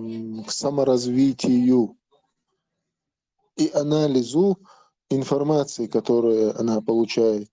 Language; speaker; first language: Russian; non-native, local second language; Chechen